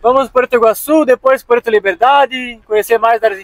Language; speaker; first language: Portuguese; native; Portuguese